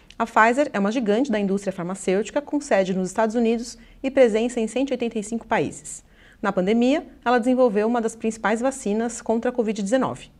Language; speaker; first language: Portuguese; native; Portuguese